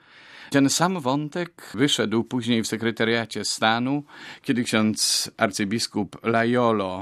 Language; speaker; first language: Polish; native; Polish